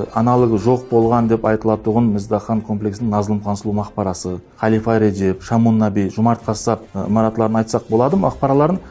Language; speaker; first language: Uzbek; native; Uzbek